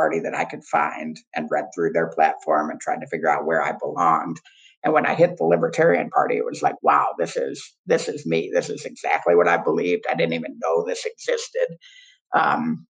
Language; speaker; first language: English; native; English